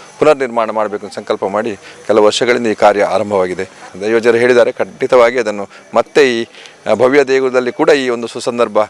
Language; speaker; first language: Kannada; native; Kannada